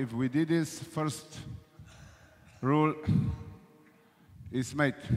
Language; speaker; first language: English; non-native, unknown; Slovenian